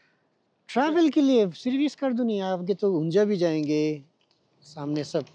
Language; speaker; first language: Hindi; non-native, fluent; Bangla